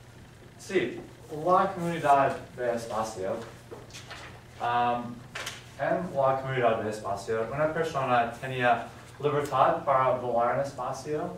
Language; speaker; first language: Spanish; non-native, learner; English